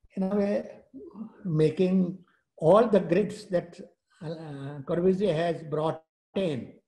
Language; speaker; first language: English; non-native, local second language; Gujarati